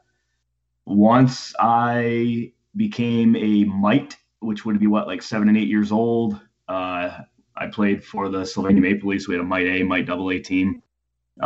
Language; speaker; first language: English; native; English